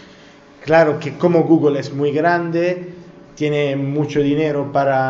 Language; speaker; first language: Spanish; non-native, learner; Italian